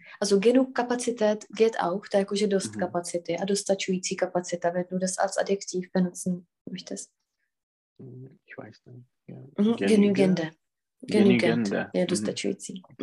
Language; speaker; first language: German; non-native, fluent; Czech